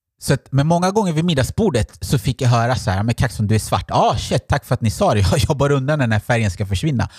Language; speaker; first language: Swedish; early bilingual, other home language; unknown